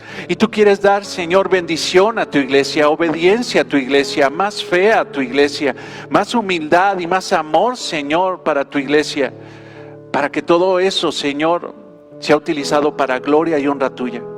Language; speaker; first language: Spanish; native; Spanish